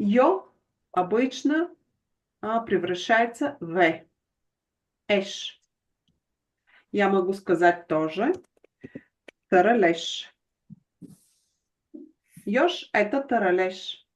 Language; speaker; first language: Russian; non-native, fluent; Bulgarian